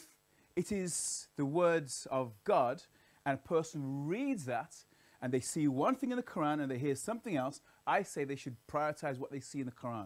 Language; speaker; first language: English; native; English